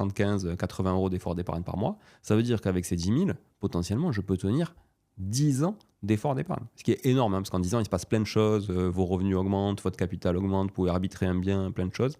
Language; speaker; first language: French; native; French